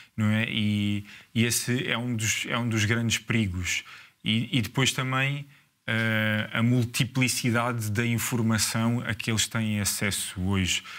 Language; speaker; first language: Portuguese; native; Portuguese